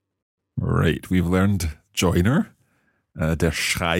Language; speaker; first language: German; non-native, learner; English